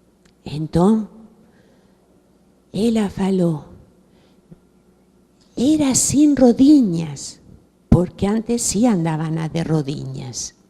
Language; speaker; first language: Portuguese; non-native, fluent; Spanish